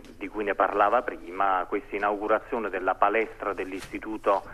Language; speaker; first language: Italian; native; Italian